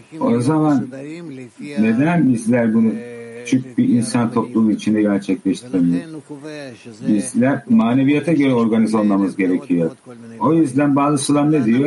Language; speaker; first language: Turkish; native; Turkish